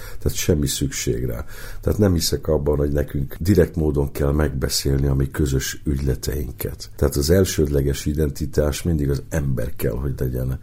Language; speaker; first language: Hungarian; native; Hungarian